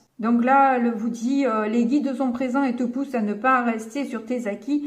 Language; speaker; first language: French; native; French